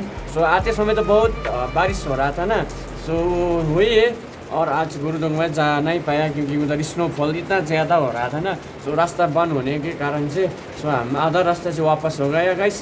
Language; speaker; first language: Hindi; non-native, local second language; Nepali